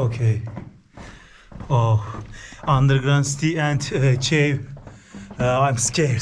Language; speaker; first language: English; non-native, learner; Turkish